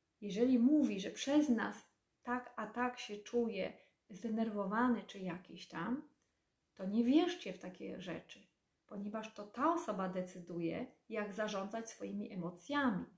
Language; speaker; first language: Polish; native; Polish